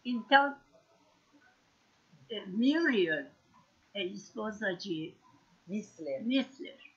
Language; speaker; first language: Portuguese; non-native, learner; Persian